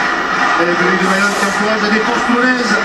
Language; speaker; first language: French; native; French